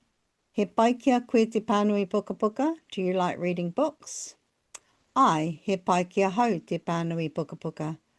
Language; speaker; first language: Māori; non-native, local second language; English